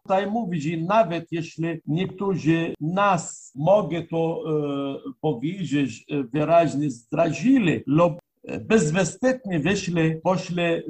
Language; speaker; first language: Polish; non-native, fluent; Arabic